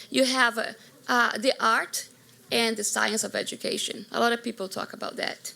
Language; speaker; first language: English; non-native, fluent; Portuguese